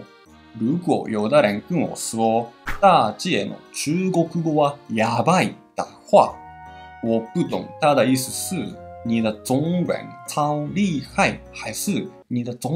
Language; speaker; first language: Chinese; non-native, fluent; Japanese